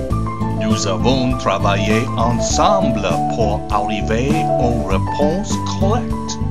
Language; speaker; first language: French; non-native, learner; English